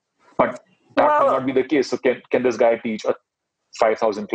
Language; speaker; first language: English; non-native, local second language; Hindi